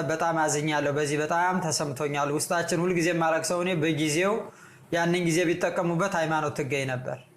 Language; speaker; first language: Amharic; native; Amharic